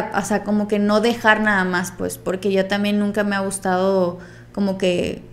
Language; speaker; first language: Spanish; native; Spanish